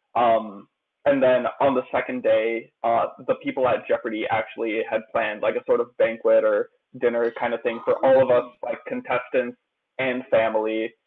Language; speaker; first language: English; native; English